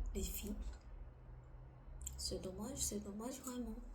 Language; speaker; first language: French; non-native, learner; Korean